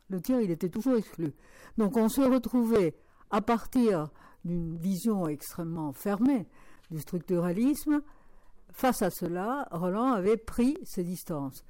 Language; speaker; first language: French; non-native, fluent; Spanish